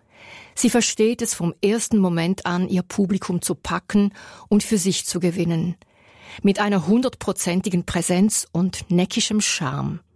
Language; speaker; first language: German; native; German